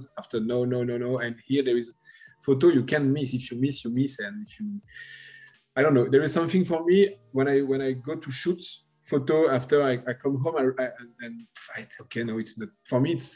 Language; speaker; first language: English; non-native, learner; French